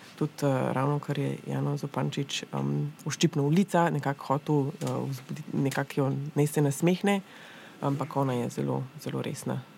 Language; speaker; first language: Slovenian; native; Slovenian